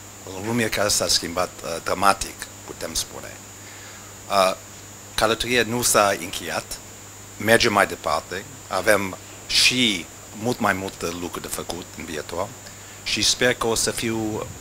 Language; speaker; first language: Romanian; non-native, learner; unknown